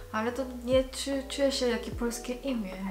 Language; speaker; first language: Polish; non-native, learner; Korean